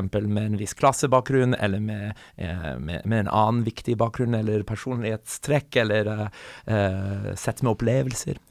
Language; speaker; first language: Norwegian; non-native, fluent; English